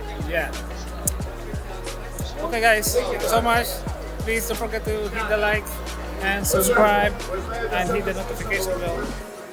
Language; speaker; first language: English; non-native, local second language; Filipino